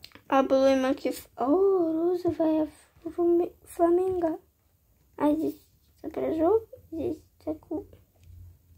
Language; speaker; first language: Russian; early bilingual, heritage; Russian